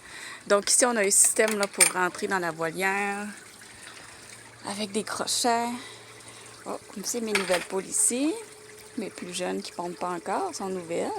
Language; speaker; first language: French; native; French